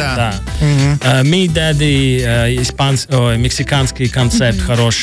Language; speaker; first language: Russian; non-native, local second language; Latvian